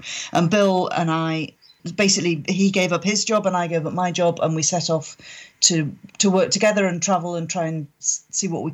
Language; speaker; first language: English; native; English